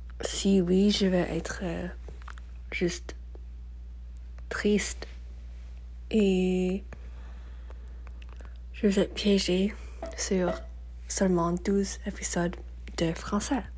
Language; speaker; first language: French; non-native, learner; English